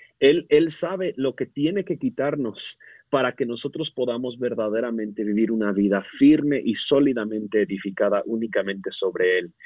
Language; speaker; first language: Spanish; early bilingual, other home language; English